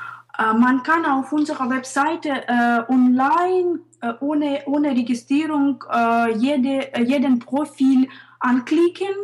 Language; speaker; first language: German; non-native, fluent; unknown